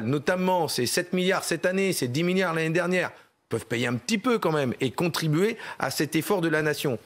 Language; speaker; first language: French; native; French